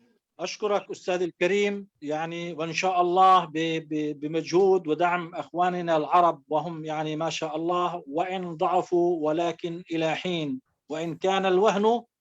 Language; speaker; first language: Arabic; native; Arabic